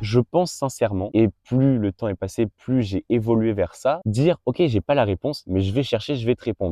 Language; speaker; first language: French; native; French